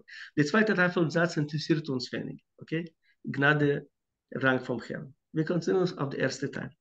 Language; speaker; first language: German; non-native, fluent; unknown